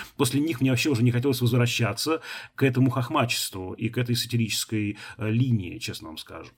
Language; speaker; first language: Russian; native; Russian